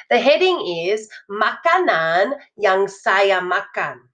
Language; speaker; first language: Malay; non-native, fluent; English